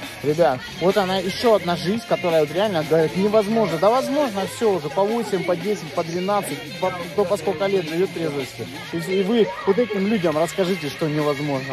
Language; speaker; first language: Russian; native; Russian